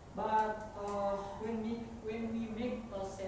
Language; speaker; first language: English; non-native, local second language; Indonesian